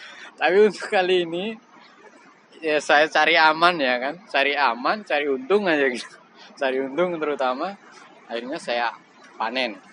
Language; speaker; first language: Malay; non-native, local second language; Javanese